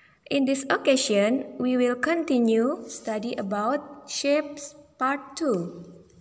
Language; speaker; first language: English; non-native, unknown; Indonesian